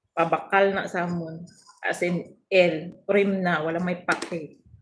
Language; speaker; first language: Filipino; non-native, local second language; Hiligaynon